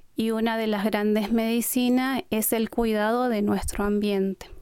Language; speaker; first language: Spanish; non-native, local second language; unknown